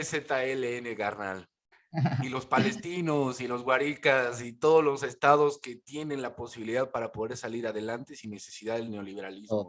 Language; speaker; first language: Spanish; native; Spanish